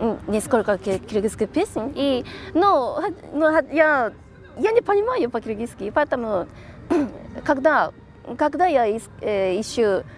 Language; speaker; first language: Russian; non-native, learner; Japanese